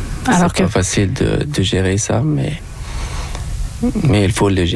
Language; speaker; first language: French; non-native, local second language; Arabic